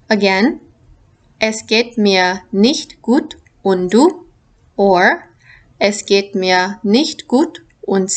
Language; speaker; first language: German; non-native, fluent; English